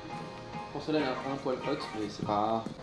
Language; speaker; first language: French; native; French